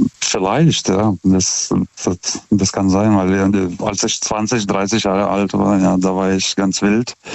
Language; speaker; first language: German; non-native, fluent; Lithuanian